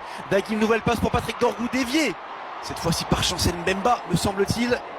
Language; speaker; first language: French; native; French